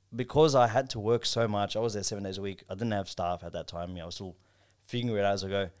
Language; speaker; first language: English; native; English